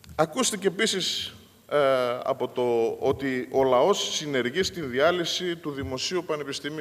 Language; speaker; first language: Greek; native; Greek